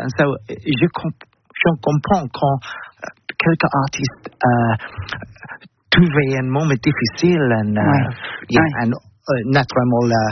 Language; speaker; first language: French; non-native, learner; English